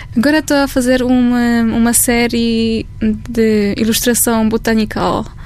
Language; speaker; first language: Portuguese; non-native, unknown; Polish